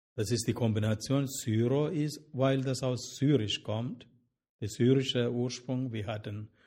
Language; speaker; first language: German; non-native, fluent; Malayalam